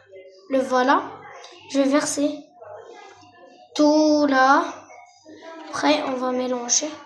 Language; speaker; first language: French; non-native, local second language; Arabic